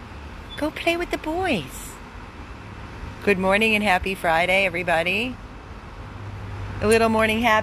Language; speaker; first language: English; native; English